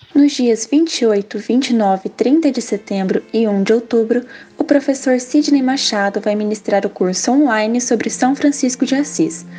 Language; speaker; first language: Portuguese; native; Portuguese